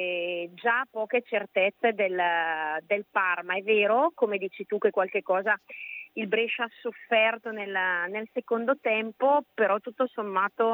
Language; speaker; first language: Italian; native; Italian